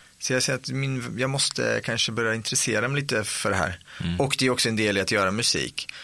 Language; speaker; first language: Swedish; native; Swedish